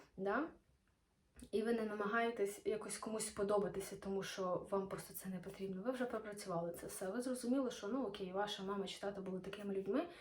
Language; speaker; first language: Ukrainian; non-native, local second language; Russian